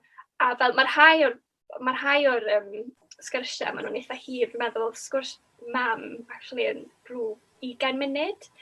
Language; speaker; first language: Welsh; native; Welsh